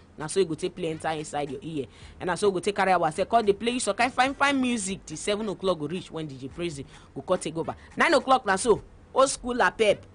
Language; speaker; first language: Nigerian Pidgin; non-native, local second language; Igbo